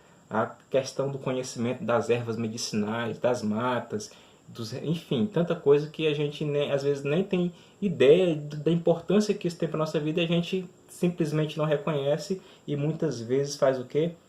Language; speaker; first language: Portuguese; native; Portuguese